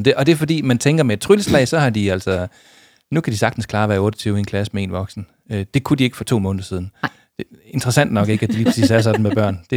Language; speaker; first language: Danish; native; Danish